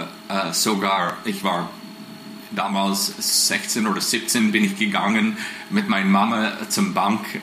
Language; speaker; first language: German; non-native, fluent; English